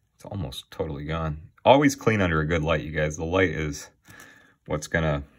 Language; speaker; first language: English; native; English